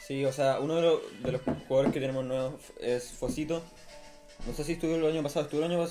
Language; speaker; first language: Spanish; native; Spanish